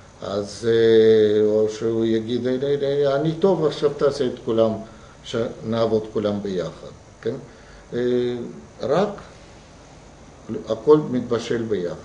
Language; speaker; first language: Hebrew; non-native, fluent; Russian